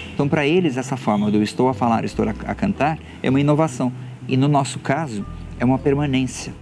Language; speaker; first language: Portuguese; native; Portuguese